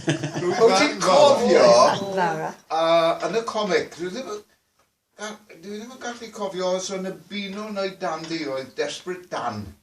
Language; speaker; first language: Welsh; non-native, fluent; English